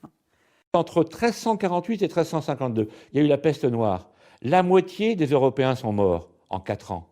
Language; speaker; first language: French; native; French